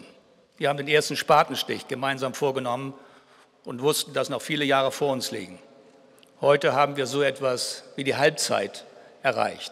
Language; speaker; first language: German; native; German